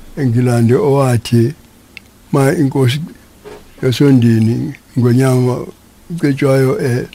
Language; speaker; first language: Zulu; native; Zulu